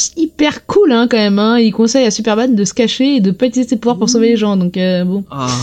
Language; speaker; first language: French; native; French